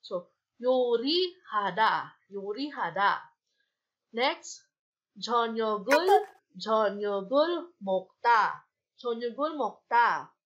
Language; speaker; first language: Korean; non-native, fluent; Filipino